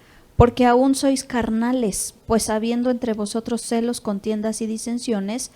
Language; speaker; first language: Spanish; native; Spanish